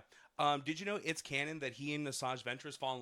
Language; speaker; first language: English; native; English